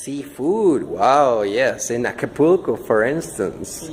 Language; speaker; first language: English; non-native, fluent; Spanish